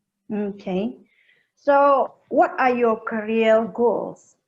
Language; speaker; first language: English; non-native, learner; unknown